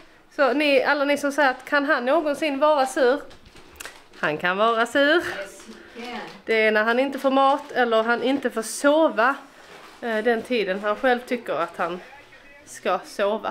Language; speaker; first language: Swedish; native; Swedish